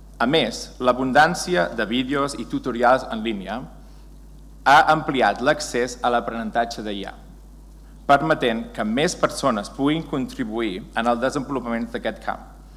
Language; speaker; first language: Catalan; native; Catalan